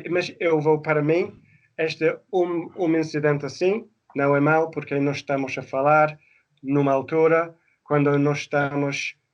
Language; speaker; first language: Portuguese; non-native, fluent; English